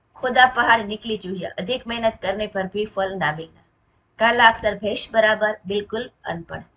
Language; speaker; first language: Hindi; non-native, local second language; Gujarati